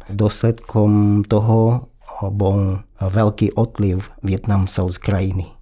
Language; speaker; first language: Slovak; non-native, fluent; Vietnamese